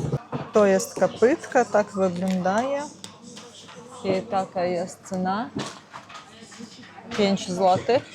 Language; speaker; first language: Polish; non-native, learner; Ukrainian